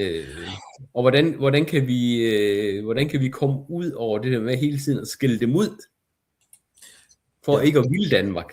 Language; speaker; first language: Danish; native; Danish